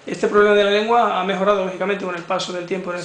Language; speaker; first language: Spanish; native; Spanish